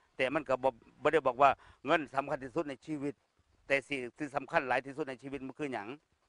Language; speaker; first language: Thai; native; Thai